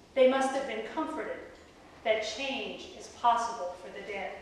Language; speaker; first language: English; native; English